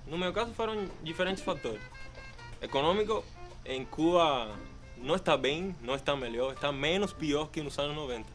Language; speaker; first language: Portuguese; non-native, fluent; Spanish